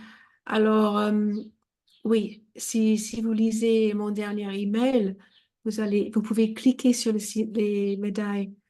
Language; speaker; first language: French; non-native, fluent; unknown